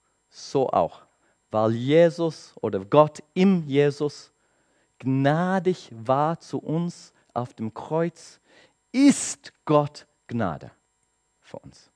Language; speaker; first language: German; non-native, learner; English